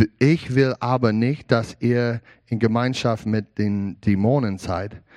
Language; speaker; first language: German; non-native, learner; English